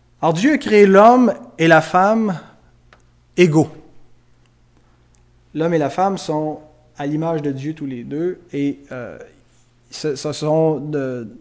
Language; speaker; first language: French; native; French